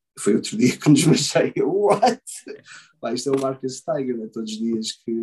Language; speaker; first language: Portuguese; early bilingual, heritage; Portuguese